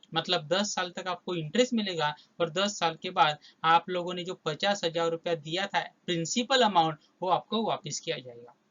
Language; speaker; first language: Hindi; non-native, local second language; Marathi